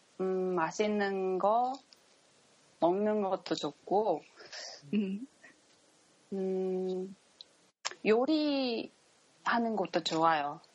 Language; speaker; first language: Korean; non-native, learner; Japanese